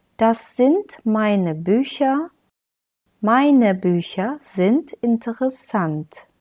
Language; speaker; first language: German; non-native, fluent; Turkish